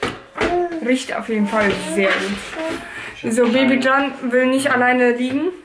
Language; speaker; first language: German; native; German